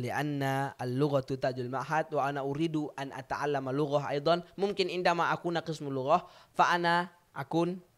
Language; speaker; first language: Arabic; non-native, learner; Indonesian